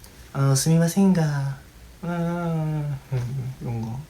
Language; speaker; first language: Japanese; non-native, learner; Korean